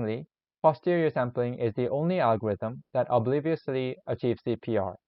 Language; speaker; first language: English; non-native, learner; Korean